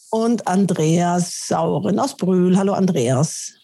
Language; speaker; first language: German; native; German